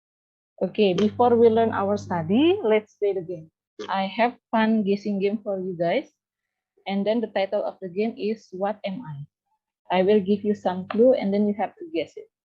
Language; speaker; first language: English; non-native, learner; Indonesian